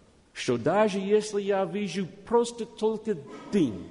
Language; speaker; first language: Russian; non-native, learner; English